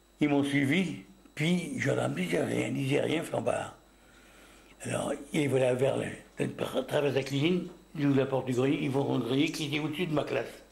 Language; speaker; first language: French; native; French